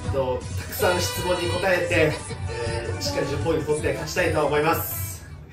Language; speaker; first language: Japanese; native; Japanese